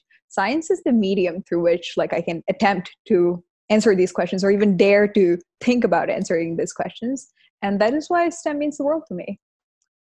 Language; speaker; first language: English; non-native, local second language; Hindi